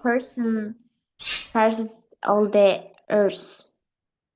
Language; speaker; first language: English; non-native, learner; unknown